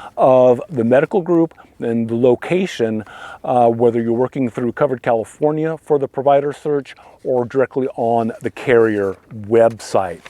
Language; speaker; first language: English; native; English